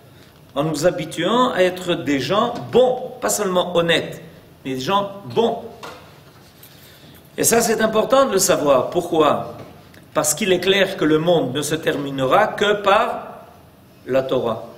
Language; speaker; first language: French; native; French